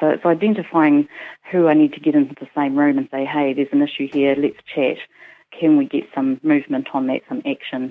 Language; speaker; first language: English; native; English